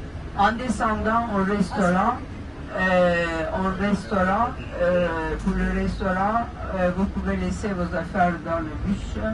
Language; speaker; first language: French; non-native, fluent; Turkish